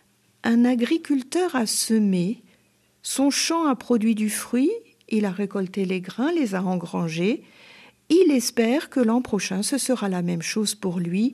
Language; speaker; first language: French; native; French